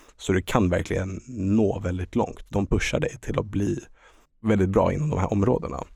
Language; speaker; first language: Swedish; early bilingual, other home language; Estonian